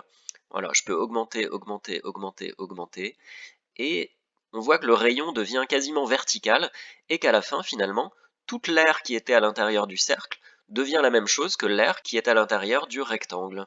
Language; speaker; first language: French; native; French